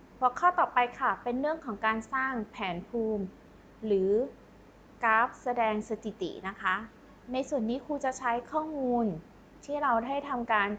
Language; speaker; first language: Thai; native; Thai